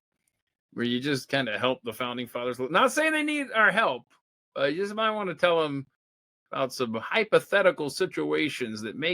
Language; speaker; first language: English; native; English